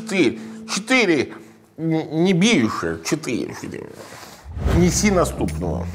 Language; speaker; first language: Ukrainian; non-native, learner; Italian